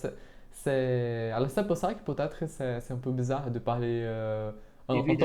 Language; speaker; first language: French; non-native, fluent; Portuguese